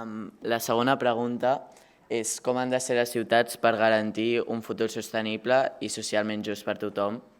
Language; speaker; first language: Catalan; native; Catalan